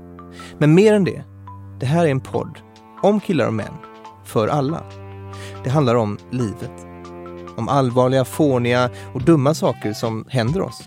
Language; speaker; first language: Swedish; native; Swedish